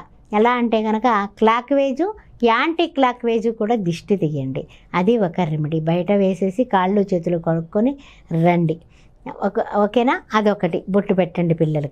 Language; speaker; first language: Telugu; native; Telugu